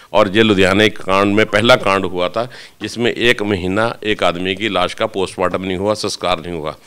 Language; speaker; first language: Hindi; non-native, local second language; Punjabi